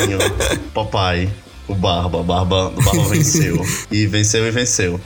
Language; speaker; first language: Portuguese; native; Portuguese